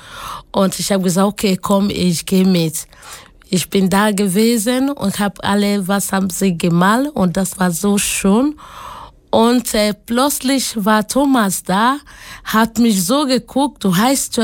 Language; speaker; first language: German; non-native, learner; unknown